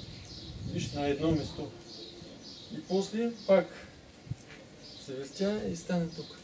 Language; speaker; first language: Bulgarian; non-native, learner; Russian